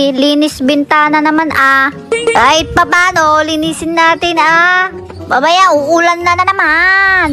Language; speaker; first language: Filipino; non-native, local second language; Iloko